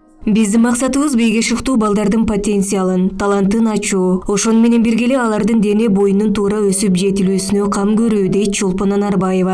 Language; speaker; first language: Kyrgyz; native; Kyrgyz